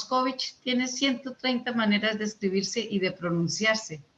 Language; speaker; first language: Spanish; native; Spanish